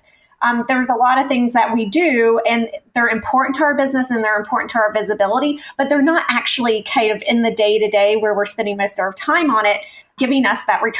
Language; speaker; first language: English; native; English